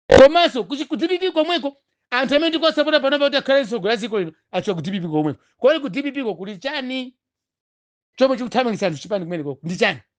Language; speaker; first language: Nyanja; non-native, local second language; Tumbuka